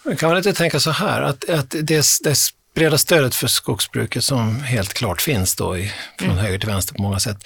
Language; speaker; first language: Swedish; native; Swedish